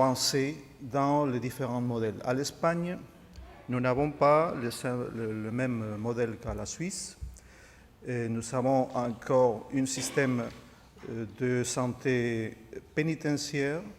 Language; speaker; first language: French; non-native, fluent; Spanish